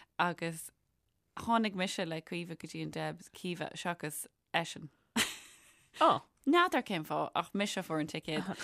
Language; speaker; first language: Irish; native; Irish